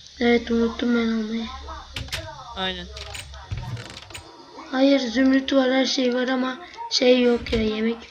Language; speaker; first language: Turkish; native; Turkish